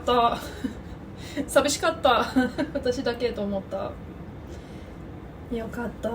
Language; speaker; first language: Japanese; non-native, learner; English